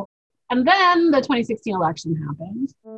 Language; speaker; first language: English; native; English